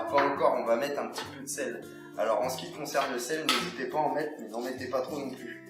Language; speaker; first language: French; native; French